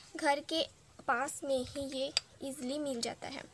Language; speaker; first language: Hindi; native; Hindi